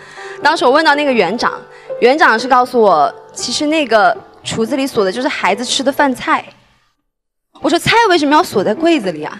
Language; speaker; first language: Chinese; native; Chinese